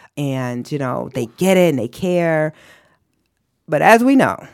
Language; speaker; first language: English; native; English